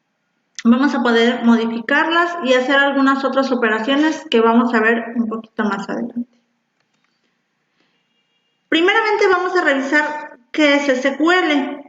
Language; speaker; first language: Spanish; native; Spanish